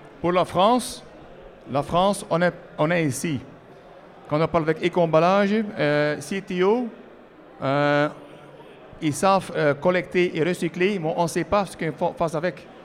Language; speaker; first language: French; non-native, learner; Dutch